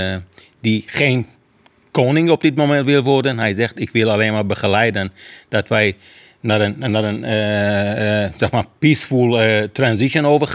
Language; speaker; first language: Dutch; non-native, fluent; Persian